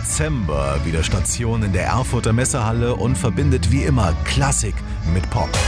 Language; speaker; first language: German; native; German